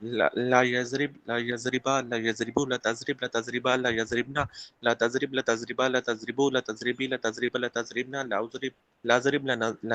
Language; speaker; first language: Arabic; non-native, learner; Urdu